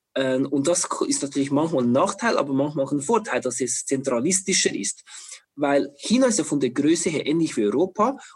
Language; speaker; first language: German; non-native, fluent; Chinese